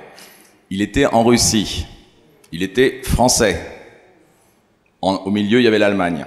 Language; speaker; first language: French; native; French